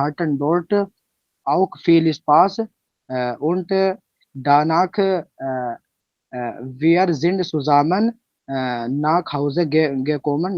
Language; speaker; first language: German; non-native, learner; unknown